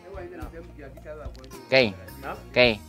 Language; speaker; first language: Portuguese; non-native, learner; Vietnamese